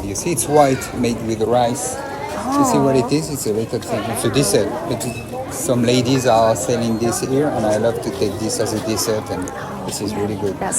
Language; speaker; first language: English; non-native, fluent; French